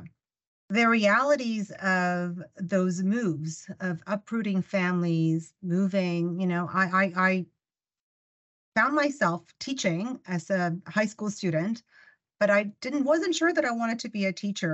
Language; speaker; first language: English; non-native, fluent; Russian